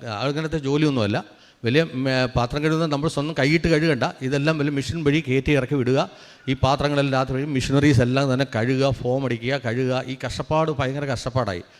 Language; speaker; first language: Malayalam; native; Malayalam